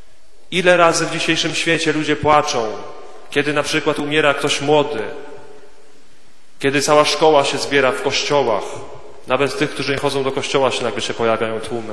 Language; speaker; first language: Polish; native; Polish